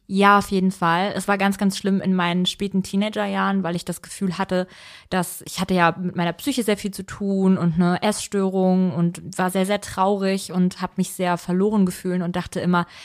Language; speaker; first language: German; native; German